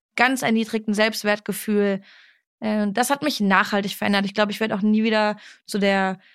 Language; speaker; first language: German; native; German